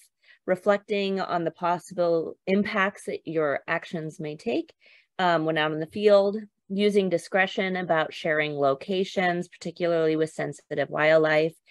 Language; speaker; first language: English; native; English